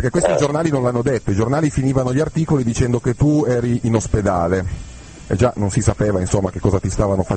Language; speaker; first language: Italian; native; Italian